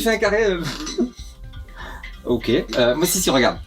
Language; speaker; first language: French; native; French